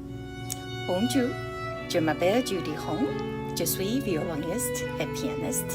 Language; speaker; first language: French; non-native, learner; Chinese